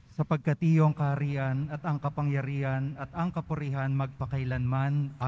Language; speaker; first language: Filipino; native; Filipino